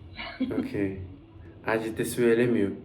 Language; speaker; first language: French; non-native, learner; Spanish